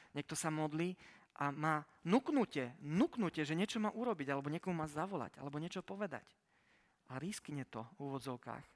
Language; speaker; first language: Slovak; early bilingual, heritage; Slovak